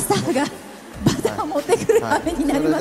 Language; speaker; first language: Japanese; native; Japanese